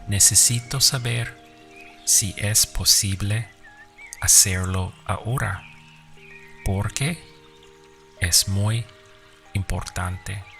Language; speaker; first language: Spanish; non-native, fluent; English